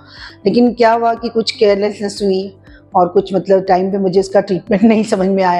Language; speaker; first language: Hindi; native; Hindi